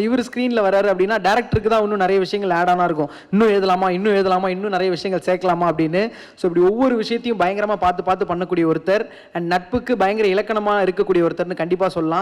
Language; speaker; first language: Tamil; native; Tamil